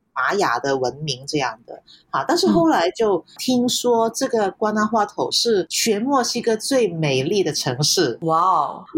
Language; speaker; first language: Chinese; non-native, fluent; Cantonese